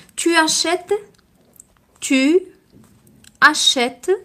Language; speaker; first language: French; non-native, local second language; Arabic